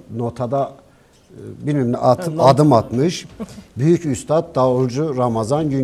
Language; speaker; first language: Turkish; native; Turkish